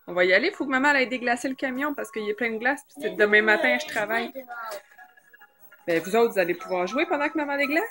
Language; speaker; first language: French; native; French